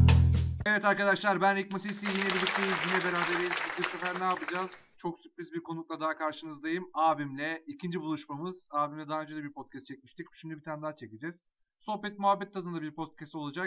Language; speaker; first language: Turkish; native; Turkish